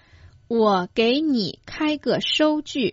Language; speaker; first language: Chinese; non-native, fluent; Croatian